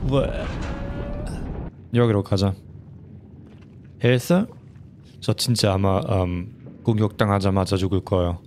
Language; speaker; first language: Korean; non-native, fluent; German